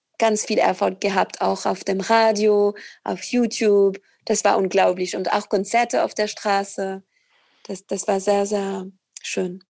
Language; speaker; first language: German; non-native, fluent; Arabic